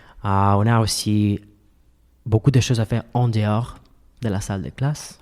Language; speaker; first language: French; non-native, fluent; Spanish